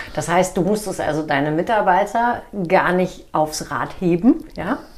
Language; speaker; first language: German; native; German